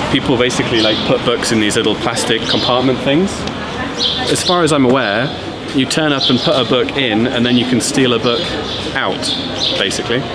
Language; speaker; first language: English; native; English